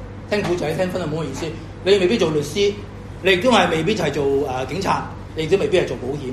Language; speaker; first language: Cantonese; native; Cantonese